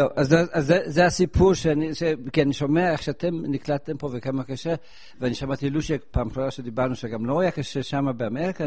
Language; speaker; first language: Hebrew; non-native, fluent; Polish